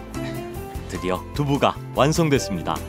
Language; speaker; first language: Korean; native; Korean